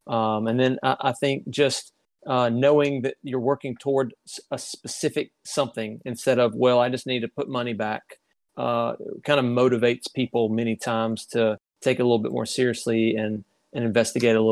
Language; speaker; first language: English; native; English